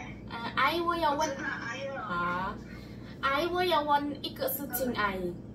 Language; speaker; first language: Chinese; non-native, learner; Javanese